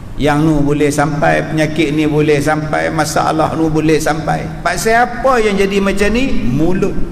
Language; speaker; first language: Malay; native; Malay